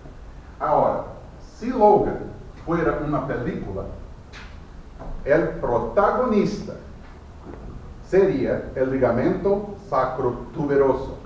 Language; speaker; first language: Spanish; non-native, fluent; Portuguese